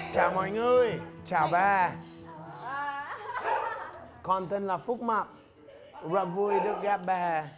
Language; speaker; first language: Vietnamese; non-native, learner; English